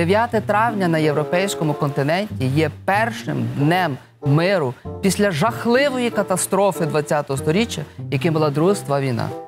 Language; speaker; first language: Ukrainian; native; Ukrainian